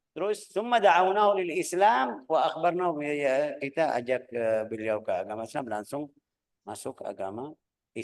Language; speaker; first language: Indonesian; non-native, fluent; Arabic